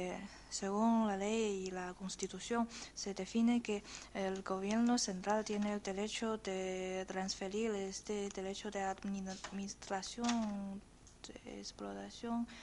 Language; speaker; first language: Spanish; non-native, fluent; Chinese